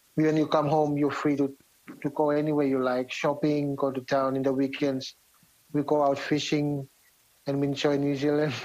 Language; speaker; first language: English; non-native, fluent; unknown